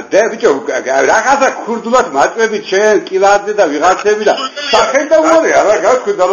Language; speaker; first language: Georgian; native; Georgian